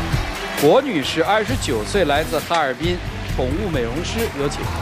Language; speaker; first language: Chinese; native; Chinese